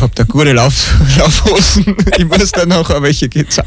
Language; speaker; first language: German; native; German